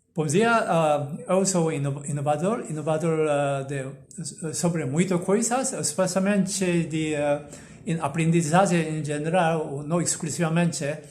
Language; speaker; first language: Portuguese; non-native, learner; Korean